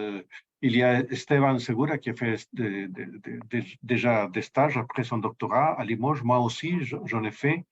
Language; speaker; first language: French; non-native, fluent; Spanish